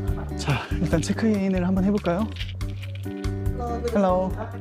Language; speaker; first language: Korean; native; Korean